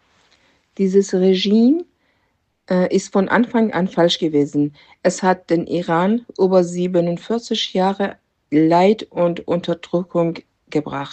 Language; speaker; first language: German; non-native, fluent; Persian